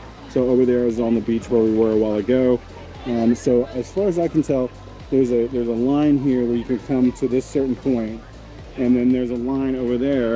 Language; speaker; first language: English; native; English